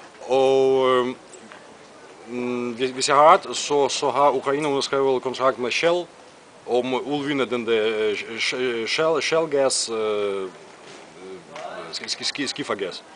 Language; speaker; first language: Danish; non-native, fluent; Russian